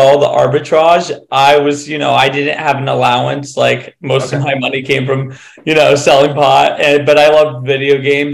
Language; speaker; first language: English; native; English